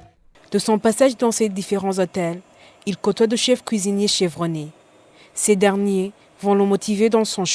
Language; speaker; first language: French; non-native, local second language; Rundi